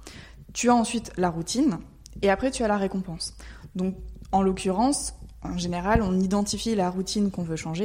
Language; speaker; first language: French; native; French